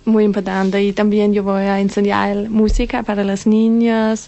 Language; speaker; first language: Spanish; non-native, learner; Danish